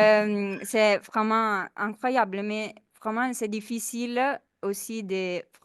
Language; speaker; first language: French; non-native, fluent; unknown